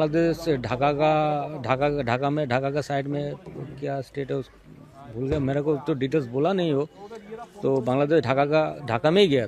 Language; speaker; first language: Hindi; non-native, local second language; Bangla